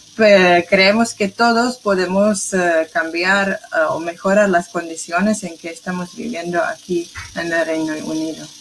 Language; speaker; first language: Spanish; non-native, fluent; English